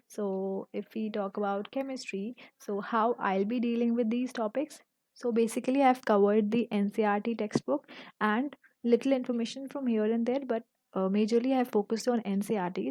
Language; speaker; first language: English; non-native, local second language; Hindi